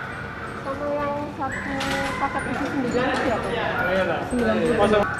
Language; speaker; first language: Indonesian; native; Indonesian